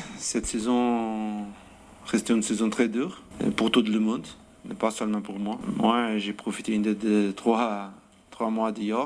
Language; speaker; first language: French; non-native, fluent; Portuguese